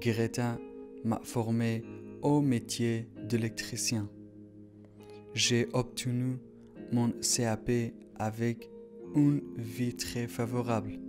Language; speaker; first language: French; non-native, learner; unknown